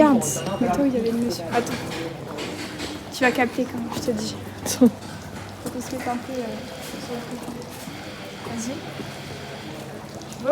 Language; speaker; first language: French; native; French